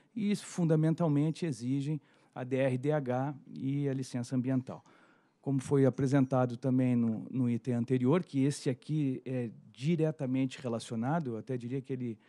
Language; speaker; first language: Portuguese; native; Portuguese